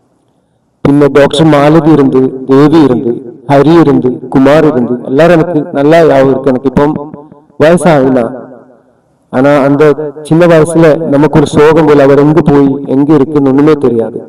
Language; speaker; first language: Tamil; non-native, learner; Malayalam